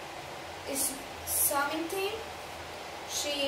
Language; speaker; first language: English; non-native, learner; Spanish